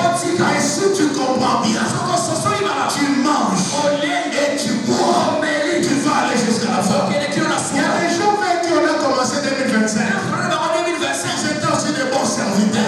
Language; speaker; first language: French; non-native, local second language; Lingala